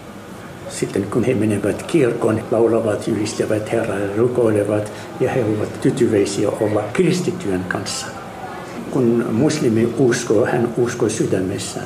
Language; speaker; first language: Finnish; non-native, fluent; Arabic